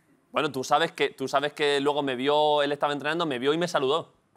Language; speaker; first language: Spanish; native; Spanish